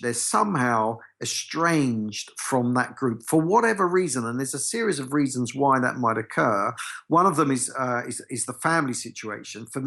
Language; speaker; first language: English; native; English